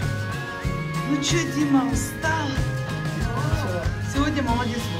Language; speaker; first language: Russian; non-native, learner; Mongolian